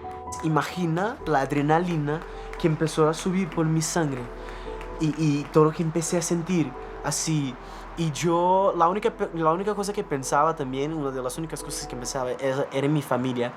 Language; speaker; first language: Spanish; non-native, fluent; Portuguese